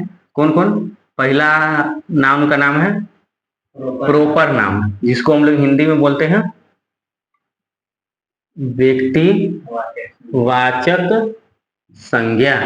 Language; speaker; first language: Hindi; non-native, local second language; Bhojpuri